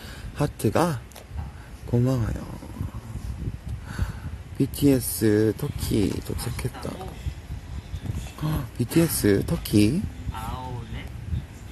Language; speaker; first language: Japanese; non-native, learner; Korean